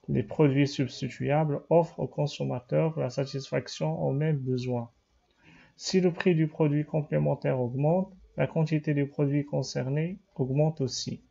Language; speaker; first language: French; non-native, local second language; Arabic